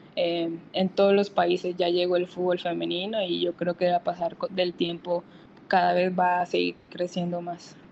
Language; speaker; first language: Spanish; native; Spanish